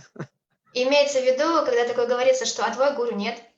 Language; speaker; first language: Russian; native; Russian